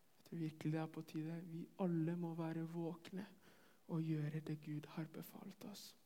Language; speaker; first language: Norwegian; non-native, fluent; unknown